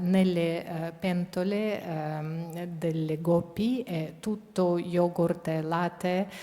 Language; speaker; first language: Italian; non-native, fluent; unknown